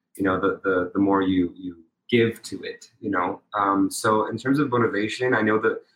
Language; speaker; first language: English; native; English